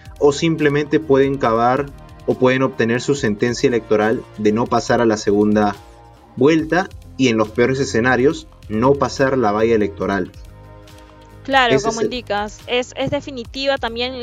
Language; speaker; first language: Spanish; native; Spanish